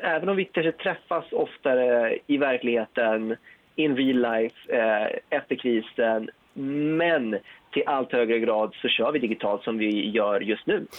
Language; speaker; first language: Swedish; native; Swedish